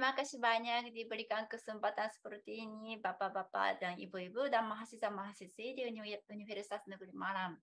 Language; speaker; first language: Indonesian; non-native, fluent; Japanese